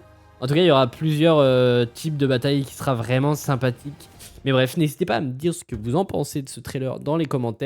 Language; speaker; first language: French; native; French